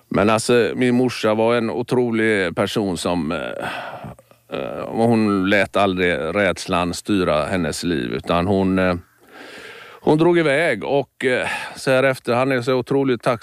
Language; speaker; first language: Swedish; native; Swedish